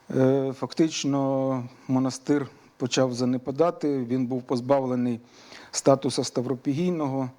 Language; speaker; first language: Ukrainian; native; Ukrainian